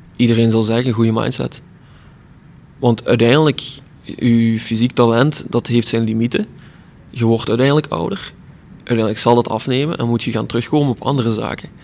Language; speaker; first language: Dutch; native; Dutch